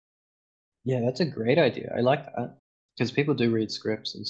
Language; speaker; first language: English; native; English